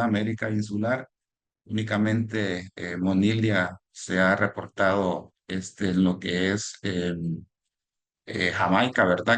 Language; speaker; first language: Spanish; native; Spanish